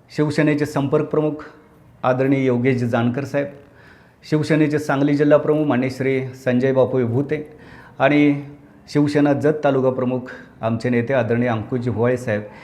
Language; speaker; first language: Marathi; native; Marathi